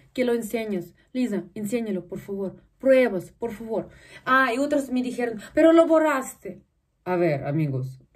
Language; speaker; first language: Spanish; non-native, fluent; Russian